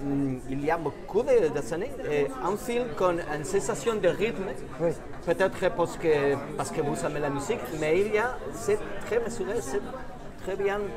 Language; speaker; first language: French; non-native, fluent; Spanish